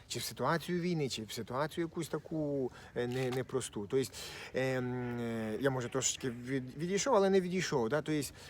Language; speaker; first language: Ukrainian; non-native, local second language; Russian